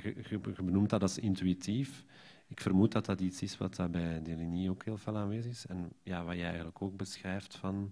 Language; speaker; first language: Dutch; native; Dutch